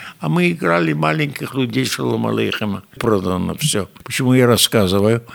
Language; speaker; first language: Russian; non-native, fluent; Yiddish